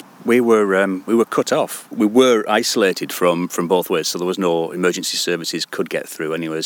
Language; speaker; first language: English; native; English